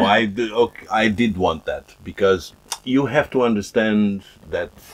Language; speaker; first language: English; non-native, learner; Portuguese